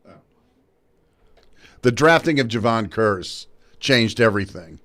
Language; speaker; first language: English; native; English